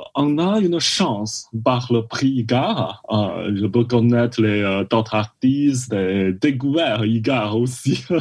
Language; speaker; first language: French; non-native, learner; Chinese